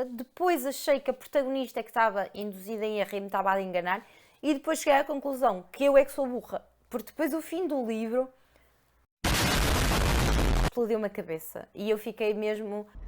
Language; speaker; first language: Portuguese; native; Portuguese